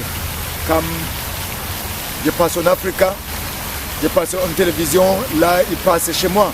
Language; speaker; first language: French; non-native, learner; English